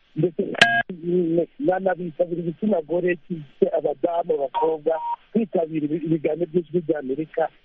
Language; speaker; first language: Kinyarwanda; native; Kinyarwanda